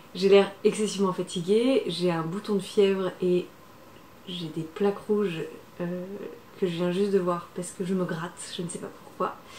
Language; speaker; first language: French; native; French